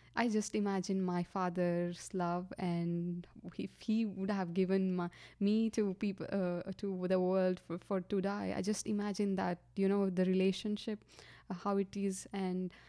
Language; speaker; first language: English; non-native, local second language; Kannada